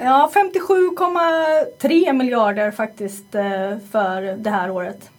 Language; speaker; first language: Swedish; native; Swedish